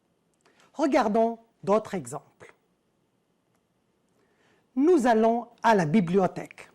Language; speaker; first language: French; non-native, fluent; Arabic